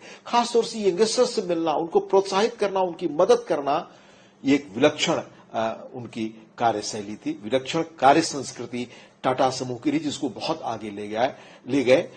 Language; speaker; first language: Hindi; native; Hindi